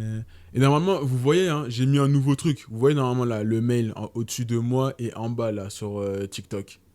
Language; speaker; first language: French; native; French